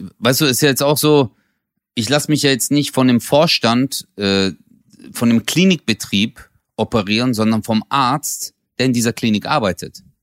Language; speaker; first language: German; early bilingual, other home language; Turkish